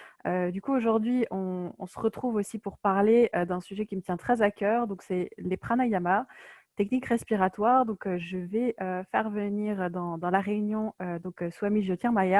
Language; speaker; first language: French; native; French